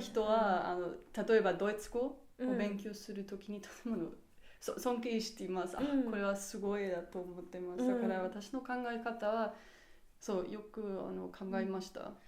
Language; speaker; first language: Japanese; non-native, learner; German